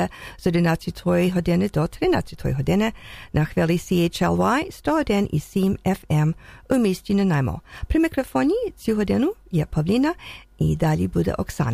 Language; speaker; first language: Ukrainian; early bilingual, heritage; Ukrainian